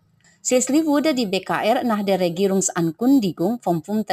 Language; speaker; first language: German; non-native, fluent; Indonesian